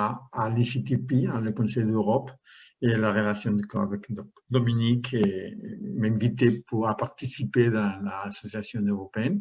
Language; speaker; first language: French; non-native, learner; Spanish